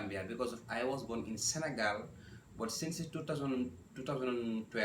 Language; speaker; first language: English; non-native, learner; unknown